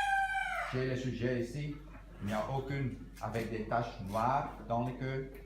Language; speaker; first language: French; non-native, local second language; Dutch